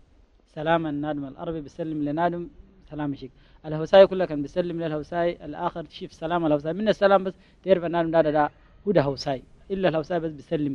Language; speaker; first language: Arabic; native; Arabic